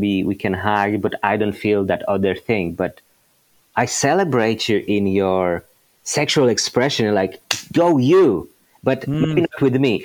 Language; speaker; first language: English; non-native, fluent; Polish